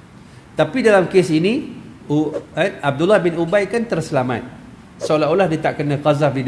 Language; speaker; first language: Malay; native; Malay